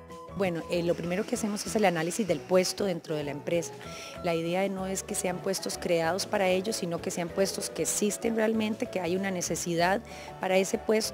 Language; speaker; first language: Spanish; native; Spanish